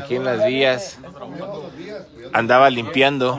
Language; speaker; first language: Spanish; native; Spanish